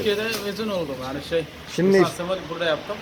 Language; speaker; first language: Turkish; non-native, fluent; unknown